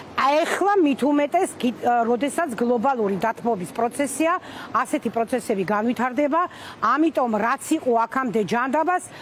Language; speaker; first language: Georgian; native; Georgian